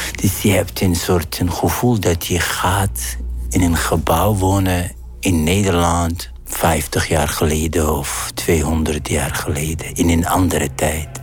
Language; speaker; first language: Dutch; non-native, fluent; Arabic